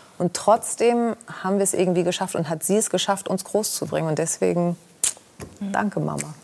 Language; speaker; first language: German; early bilingual, other home language; Greek